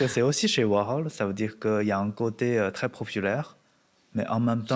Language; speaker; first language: French; non-native, learner; Chinese